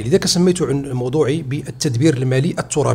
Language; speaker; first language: Arabic; native; Arabic